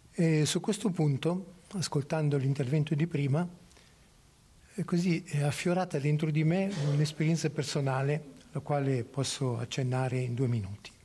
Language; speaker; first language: Italian; native; Italian